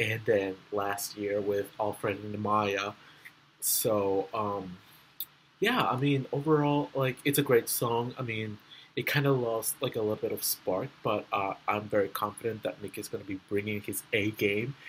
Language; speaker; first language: English; early bilingual, other home language; Spanish